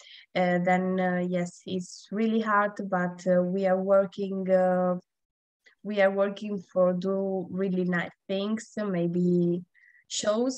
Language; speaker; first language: English; non-native, learner; Italian